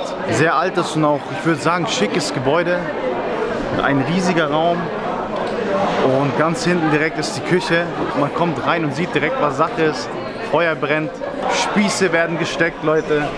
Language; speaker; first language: German; native; German